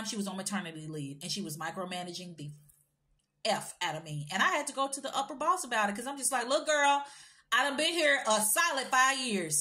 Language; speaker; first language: English; native; English